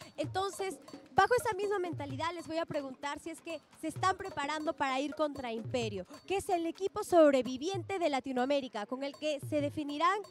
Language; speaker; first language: Spanish; native; Spanish